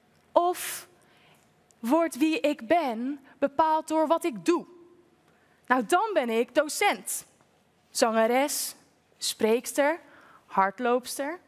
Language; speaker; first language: Dutch; native; Dutch